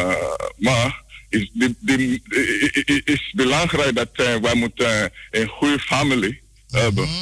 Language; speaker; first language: Dutch; non-native, learner; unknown